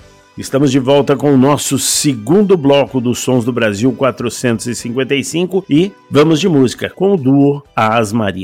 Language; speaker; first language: Portuguese; native; Portuguese